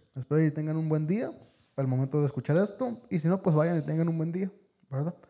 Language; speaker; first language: Spanish; early bilingual, heritage; Spanish